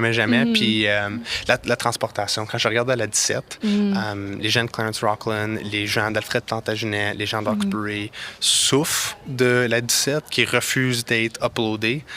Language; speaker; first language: French; native; French